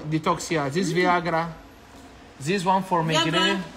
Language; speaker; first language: English; non-native, learner; Turkish